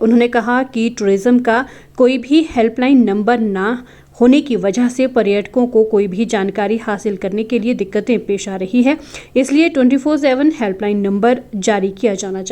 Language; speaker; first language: Hindi; native; Hindi